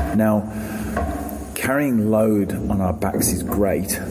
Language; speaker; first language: English; native; English